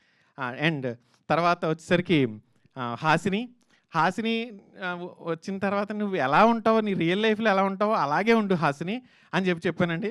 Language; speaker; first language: Telugu; native; Telugu